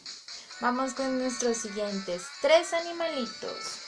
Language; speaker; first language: Spanish; native; Spanish